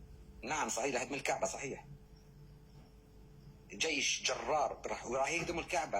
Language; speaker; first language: Arabic; native; Arabic